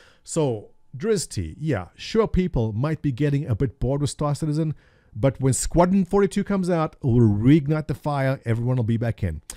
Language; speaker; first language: English; native; English